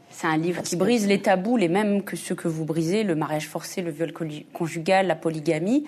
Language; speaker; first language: French; native; French